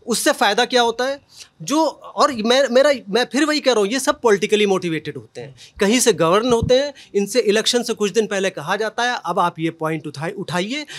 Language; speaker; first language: Hindi; native; Hindi